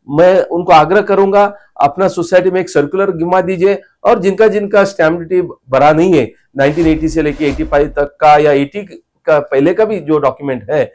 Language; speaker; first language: Hindi; non-native, local second language; Marathi